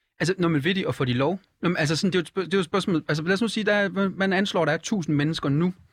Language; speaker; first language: Danish; native; Danish